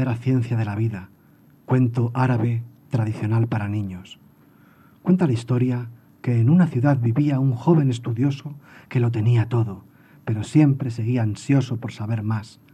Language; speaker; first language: Spanish; native; Spanish